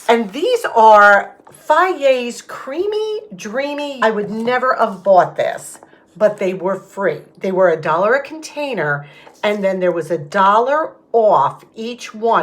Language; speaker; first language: English; native; English